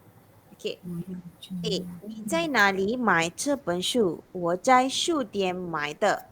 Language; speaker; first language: Chinese; non-native, local second language; Malay